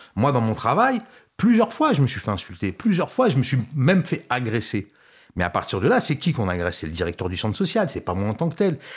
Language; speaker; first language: French; early bilingual, other home language; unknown